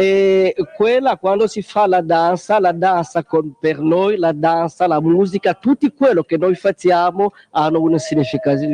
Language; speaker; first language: Italian; non-native, learner; Kongo